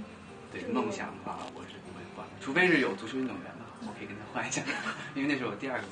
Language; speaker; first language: Chinese; native; Chinese